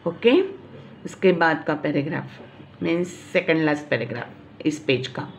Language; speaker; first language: Hindi; non-native, local second language; Marathi